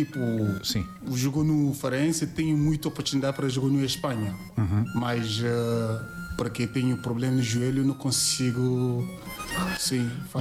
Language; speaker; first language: Portuguese; non-native, learner; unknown